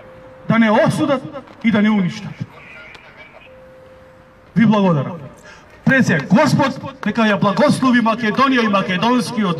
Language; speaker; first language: Macedonian; native; Macedonian